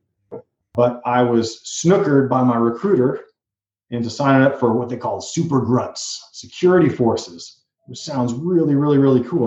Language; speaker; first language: English; native; English